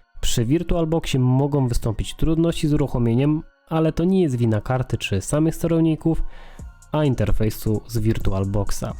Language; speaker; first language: Polish; native; Polish